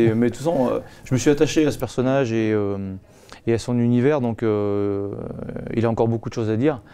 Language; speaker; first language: French; native; French